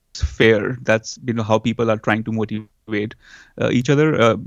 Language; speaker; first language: English; non-native, local second language; Hindi